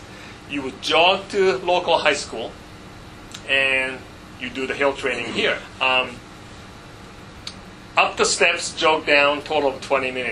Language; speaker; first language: English; non-native, fluent; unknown